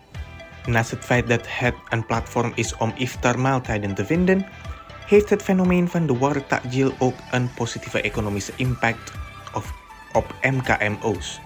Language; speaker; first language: Dutch; non-native, fluent; Indonesian